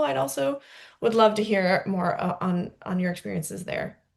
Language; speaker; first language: English; native; English